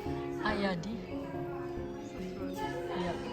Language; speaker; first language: German; non-native, fluent; Waray